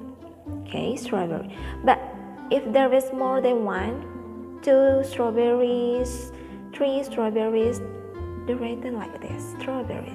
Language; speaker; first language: English; non-native, fluent; Indonesian